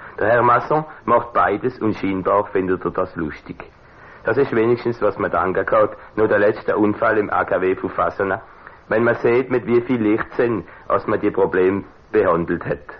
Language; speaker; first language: German; non-native, local second language; Swiss German